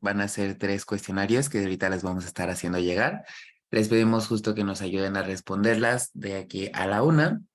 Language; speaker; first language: Spanish; native; Spanish